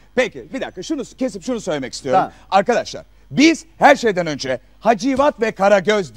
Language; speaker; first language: Turkish; native; Turkish